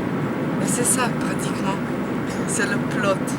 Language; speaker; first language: French; non-native, fluent; Slovenian